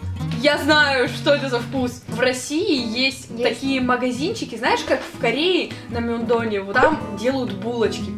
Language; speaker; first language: Russian; native; Russian